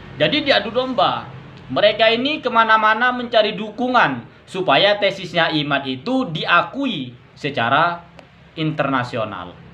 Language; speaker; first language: Indonesian; non-native, local second language; Madurese